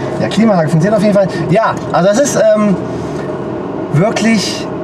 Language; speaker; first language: German; native; German